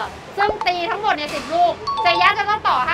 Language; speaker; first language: Thai; native; Thai